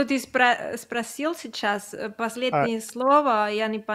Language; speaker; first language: Russian; non-native, learner; Catalan